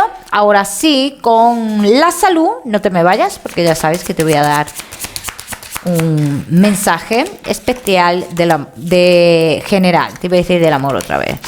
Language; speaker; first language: Spanish; native; Spanish